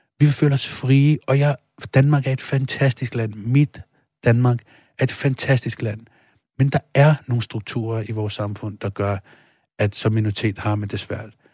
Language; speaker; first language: Danish; early bilingual, other home language; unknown